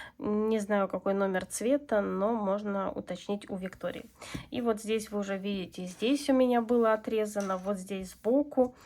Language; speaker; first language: Russian; non-native, local second language; Latvian